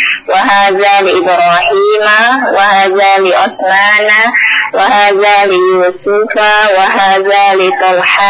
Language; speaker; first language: Arabic; non-native, learner; Indonesian